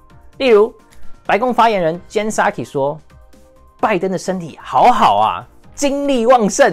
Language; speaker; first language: Chinese; native; Chinese